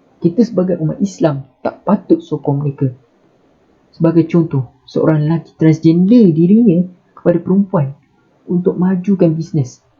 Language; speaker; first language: Malay; native; Malay